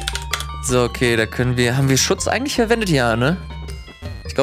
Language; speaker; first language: German; native; German